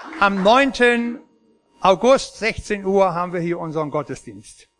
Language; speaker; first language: German; native; German